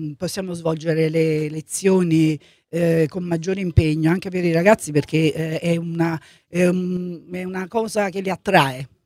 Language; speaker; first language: Italian; native; Italian